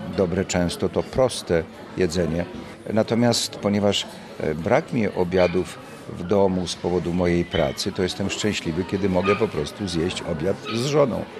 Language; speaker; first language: Polish; native; Polish